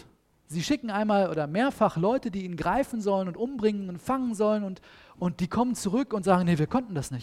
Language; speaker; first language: German; native; German